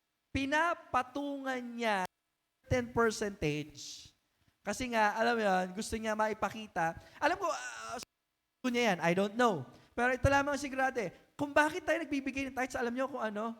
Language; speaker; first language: Filipino; native; Filipino